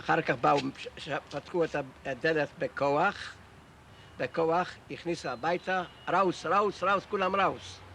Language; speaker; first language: Hebrew; non-native, fluent; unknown